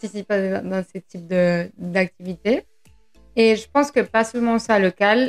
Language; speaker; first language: French; non-native, fluent; Spanish